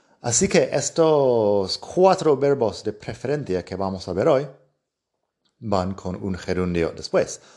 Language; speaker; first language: Spanish; non-native, fluent; English